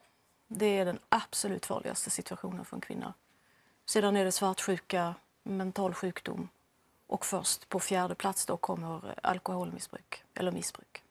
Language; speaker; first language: Swedish; native; Swedish